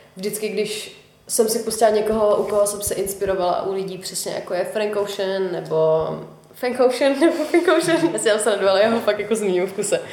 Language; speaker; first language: Czech; non-native, local second language; Russian